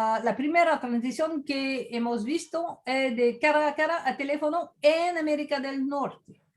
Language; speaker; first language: Spanish; non-native, fluent; French